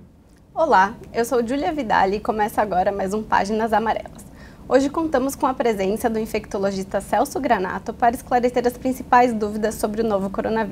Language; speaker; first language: Portuguese; native; Portuguese